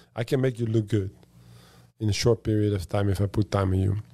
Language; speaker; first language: English; non-native, fluent; Dutch